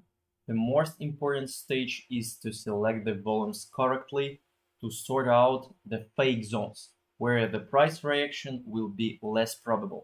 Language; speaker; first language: English; non-native, fluent; Russian